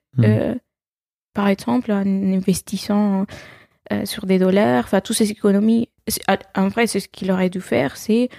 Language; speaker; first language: French; non-native, fluent; Spanish